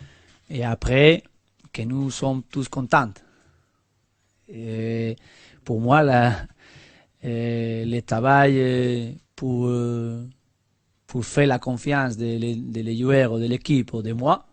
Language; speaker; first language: French; non-native, learner; Spanish